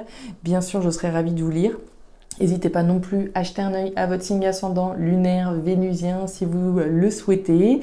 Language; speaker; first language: French; native; French